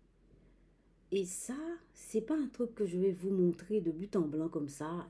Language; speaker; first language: French; native; French